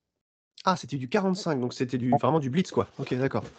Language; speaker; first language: French; native; French